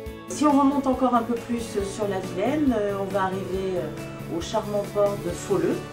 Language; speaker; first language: French; native; French